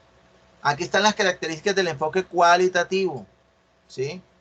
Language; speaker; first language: Spanish; native; Spanish